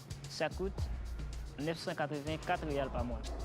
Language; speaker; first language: French; non-native, local second language; Haitian Creole